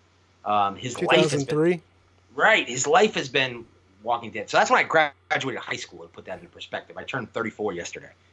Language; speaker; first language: English; native; English